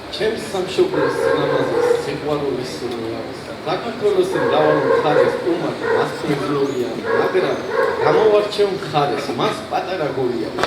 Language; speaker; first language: Georgian; native; Georgian